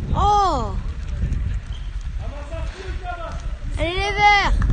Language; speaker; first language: French; native; French